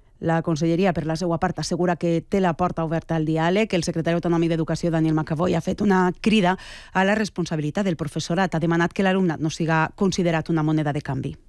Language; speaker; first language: Catalan; native; Catalan